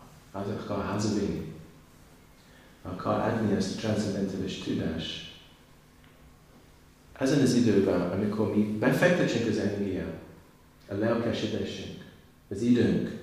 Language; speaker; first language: Hungarian; non-native, learner; English